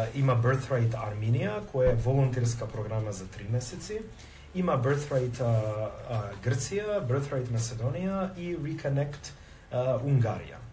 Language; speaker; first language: Macedonian; early bilingual, heritage; Macedonian